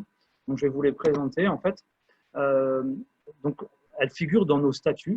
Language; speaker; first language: French; native; French